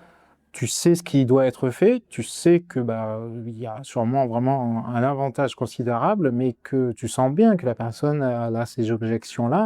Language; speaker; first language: French; native; French